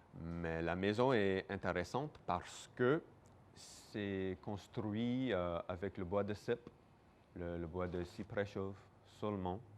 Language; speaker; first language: French; non-native, local second language; English